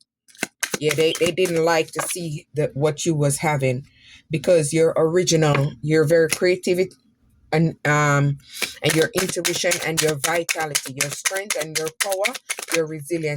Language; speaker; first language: English; native; English